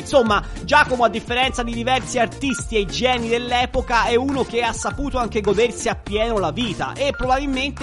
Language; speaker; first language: Italian; native; Italian